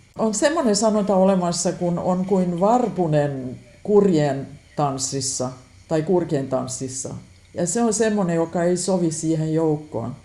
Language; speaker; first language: Finnish; non-native, local second language; Swedish